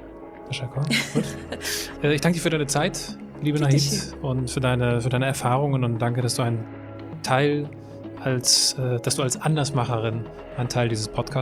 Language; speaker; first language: German; native; German